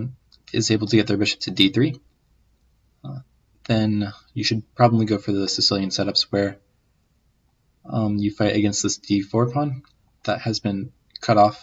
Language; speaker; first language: English; native; English